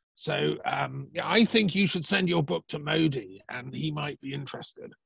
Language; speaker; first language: English; native; English